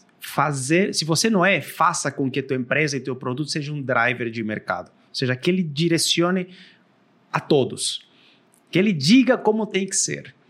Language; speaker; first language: Portuguese; non-native, fluent; Spanish